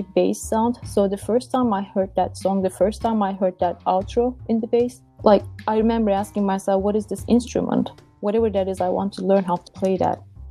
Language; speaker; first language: English; non-native, fluent; Turkish